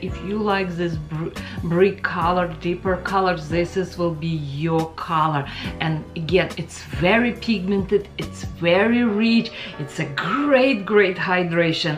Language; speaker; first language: English; non-native, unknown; Ukrainian